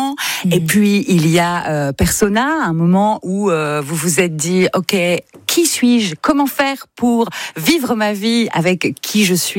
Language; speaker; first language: French; native; French